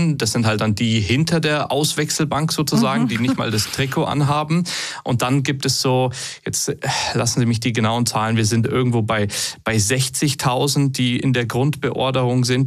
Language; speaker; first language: German; native; German